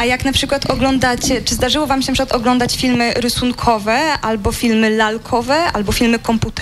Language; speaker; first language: Polish; native; Polish